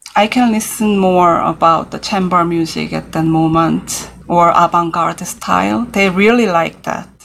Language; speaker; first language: English; non-native, learner; Korean